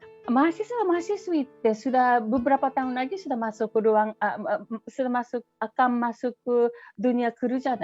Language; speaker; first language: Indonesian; non-native, fluent; Japanese